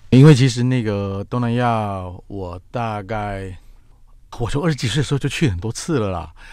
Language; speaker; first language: Chinese; native; Chinese